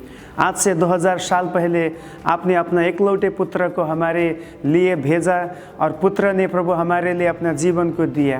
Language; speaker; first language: Hindi; non-native, local second language; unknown